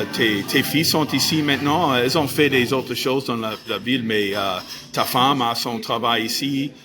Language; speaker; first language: French; non-native, fluent; English